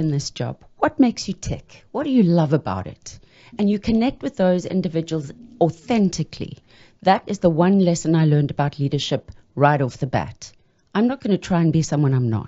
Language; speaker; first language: English; native; English